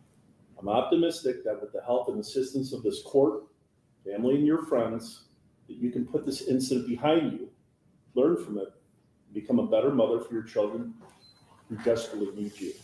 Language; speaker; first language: English; native; English